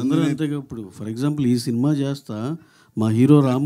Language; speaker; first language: Telugu; native; Telugu